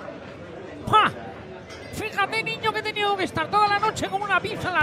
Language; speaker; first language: Spanish; native; Spanish